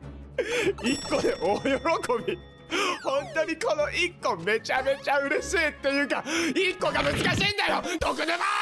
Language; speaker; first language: Japanese; native; Japanese